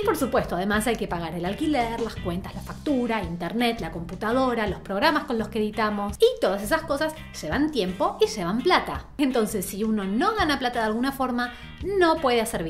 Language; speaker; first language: Spanish; native; Spanish